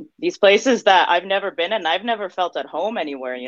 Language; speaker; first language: English; early bilingual, other home language; Russian